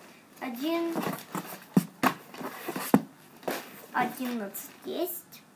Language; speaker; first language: Russian; non-native, learner; Turkish